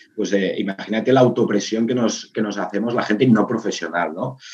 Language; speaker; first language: Spanish; native; Spanish